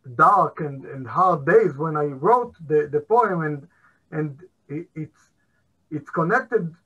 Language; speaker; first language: English; non-native, fluent; Hebrew